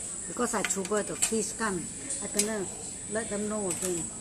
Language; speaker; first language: English; non-native, local second language; Chinese